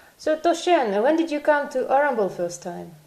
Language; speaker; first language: English; non-native, fluent; Russian